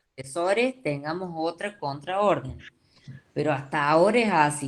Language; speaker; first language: Spanish; native; Spanish